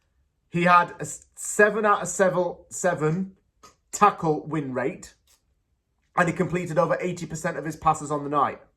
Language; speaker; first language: English; native; English